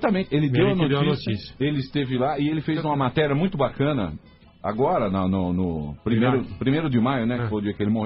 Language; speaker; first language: Portuguese; native; Portuguese